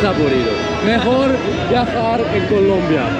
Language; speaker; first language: Spanish; non-native, learner; Swiss German